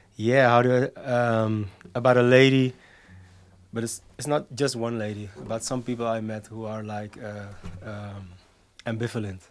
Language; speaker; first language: English; non-native, fluent; Dutch